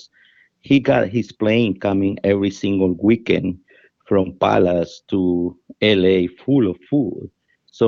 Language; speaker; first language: English; non-native, fluent; Spanish